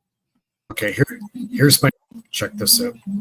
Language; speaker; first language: English; native; English